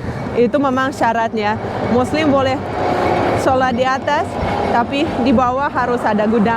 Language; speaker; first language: Indonesian; non-native, fluent; Russian